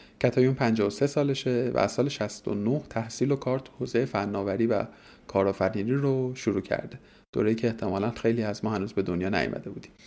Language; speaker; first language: Persian; native; Persian